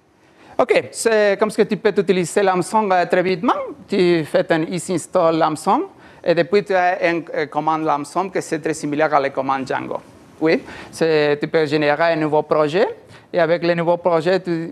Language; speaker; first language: French; non-native, learner; Spanish